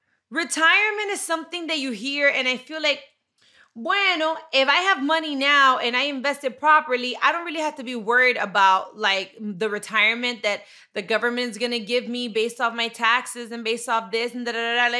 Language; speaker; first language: English; early bilingual, other home language; Spanish